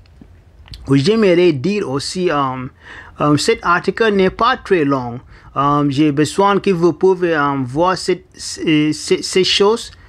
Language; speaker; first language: French; non-native, learner; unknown